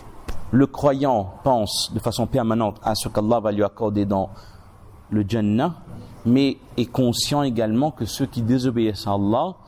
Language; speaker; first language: French; native; French